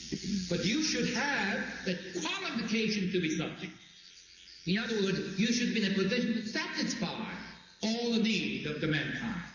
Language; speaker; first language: English; non-native, fluent; Korean